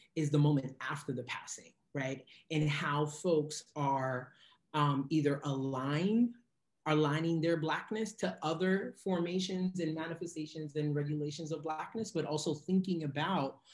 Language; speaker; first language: English; native; English